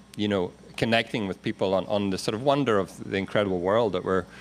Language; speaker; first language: English; native; English